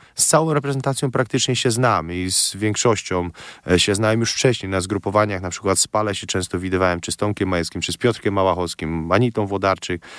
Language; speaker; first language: Polish; native; Polish